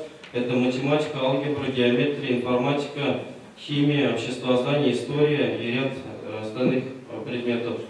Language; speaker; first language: Russian; non-native, local second language; Tatar